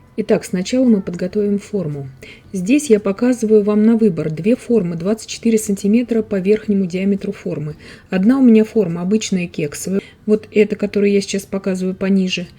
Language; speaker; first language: Russian; native; Russian